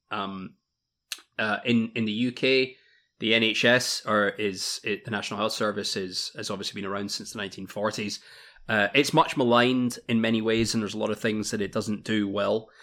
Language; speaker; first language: English; native; English